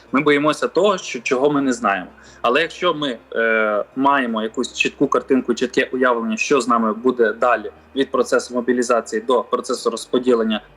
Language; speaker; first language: Ukrainian; native; Ukrainian